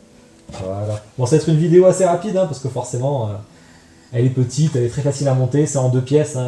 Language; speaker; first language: French; native; French